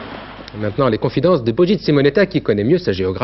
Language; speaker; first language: French; native; French